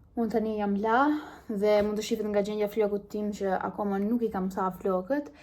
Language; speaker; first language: Albanian; early bilingual, heritage; Albanian